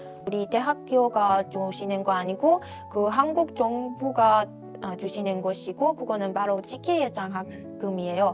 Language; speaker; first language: Korean; non-native, fluent; Persian